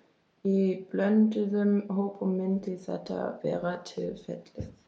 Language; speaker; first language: Icelandic; non-native, learner; German